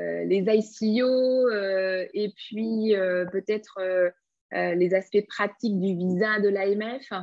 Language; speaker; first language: French; native; French